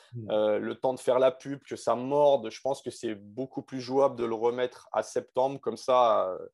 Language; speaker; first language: French; native; French